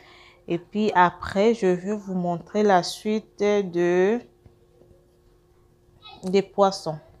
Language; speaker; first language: French; non-native, local second language; Lingala